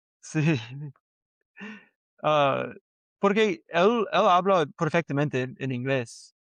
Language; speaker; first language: Spanish; non-native, learner; English